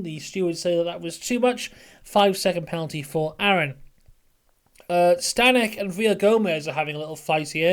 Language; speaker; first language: English; native; English